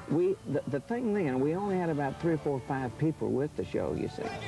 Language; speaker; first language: English; native; English